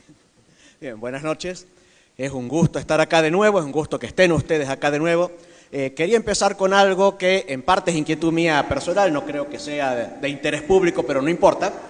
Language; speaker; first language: Spanish; native; Spanish